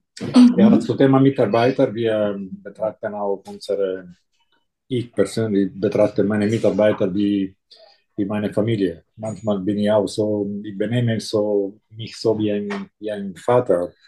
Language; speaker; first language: German; non-native, fluent; Italian